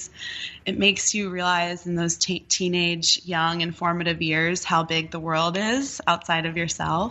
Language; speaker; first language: English; native; English